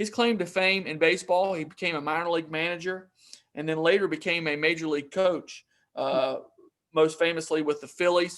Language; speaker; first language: English; native; English